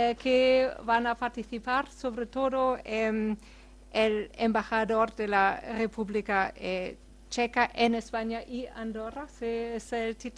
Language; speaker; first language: Spanish; non-native, fluent; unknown